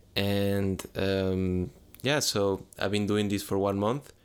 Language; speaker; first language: English; non-native, fluent; Spanish